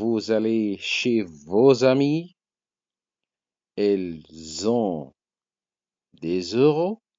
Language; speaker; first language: French; non-native, fluent; Arabic